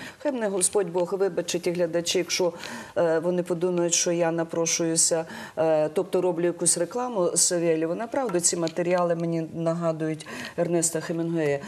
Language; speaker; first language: Ukrainian; native; Ukrainian